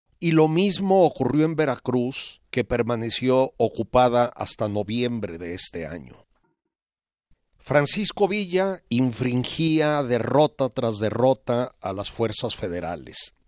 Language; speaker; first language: Spanish; native; Spanish